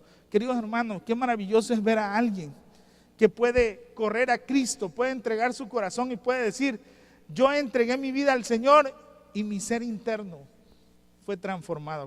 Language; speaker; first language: Spanish; native; Spanish